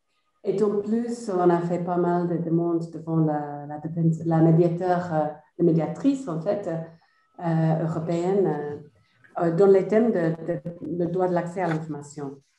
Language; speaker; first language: French; non-native, fluent; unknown